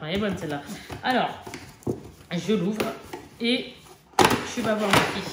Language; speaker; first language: French; native; French